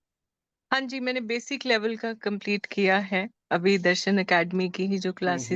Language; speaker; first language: Hindi; native; Hindi